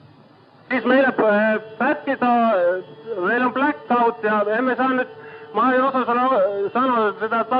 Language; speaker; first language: Finnish; non-native, fluent; Estonian